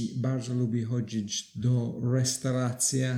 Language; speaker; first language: Polish; non-native, learner; English